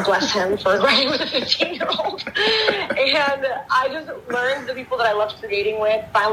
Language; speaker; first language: English; native; English